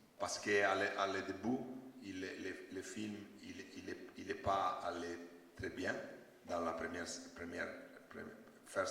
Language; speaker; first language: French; non-native, learner; Italian